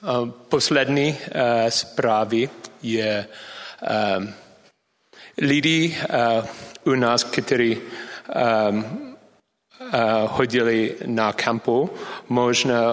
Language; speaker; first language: Czech; non-native, learner; English